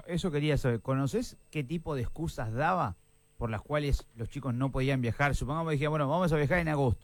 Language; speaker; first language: Spanish; native; Spanish